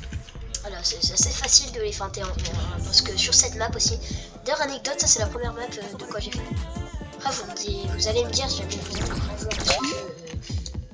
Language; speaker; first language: French; native; French